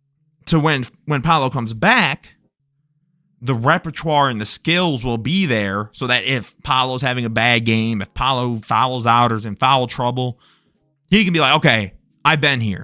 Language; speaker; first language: English; native; English